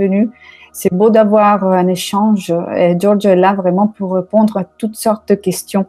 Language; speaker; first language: French; non-native, fluent; Italian